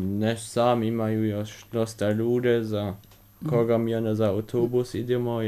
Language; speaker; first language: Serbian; early bilingual, heritage; Serbian